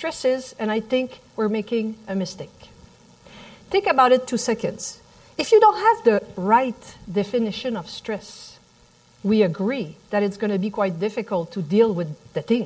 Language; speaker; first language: English; non-native, fluent; French